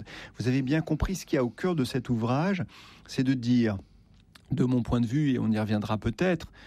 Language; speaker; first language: French; native; French